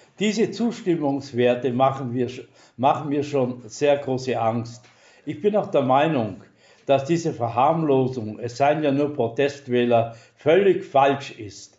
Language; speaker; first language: German; non-native, fluent; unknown